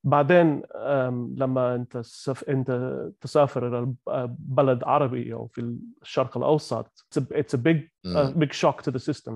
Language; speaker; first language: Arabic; non-native, learner; Kachhi